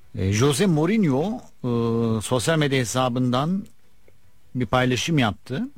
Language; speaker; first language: Turkish; native; Turkish